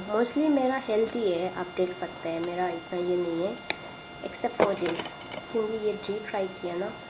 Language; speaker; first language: Hindi; non-native, local second language; Tibetan